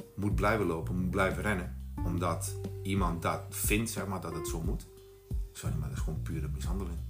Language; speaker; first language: Dutch; non-native, fluent; Bosnian